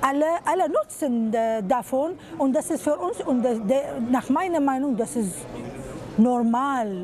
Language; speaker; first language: German; non-native, fluent; Arabic